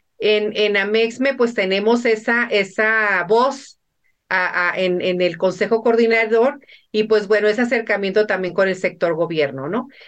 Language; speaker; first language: Spanish; native; Spanish